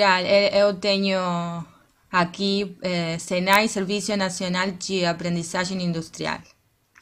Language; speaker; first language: Portuguese; non-native, learner; Spanish